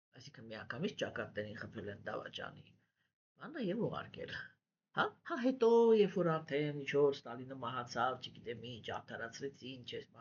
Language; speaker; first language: Armenian; native; Armenian